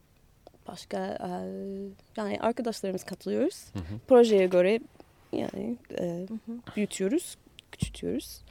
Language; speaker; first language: Turkish; non-native, learner; English